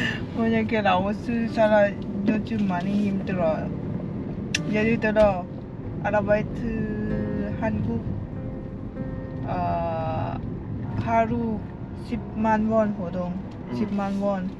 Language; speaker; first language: Korean; non-native, learner; Lao